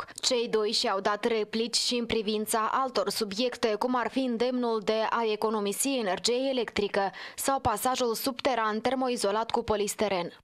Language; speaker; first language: Romanian; native; Romanian